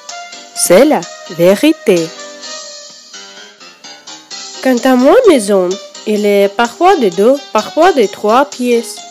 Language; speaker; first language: French; non-native, learner; Russian